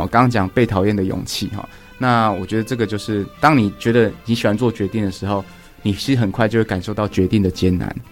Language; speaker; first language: Chinese; native; Chinese